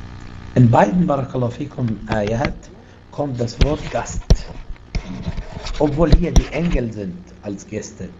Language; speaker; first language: German; non-native, fluent; Arabic